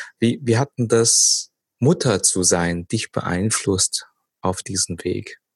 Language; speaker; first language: German; native; German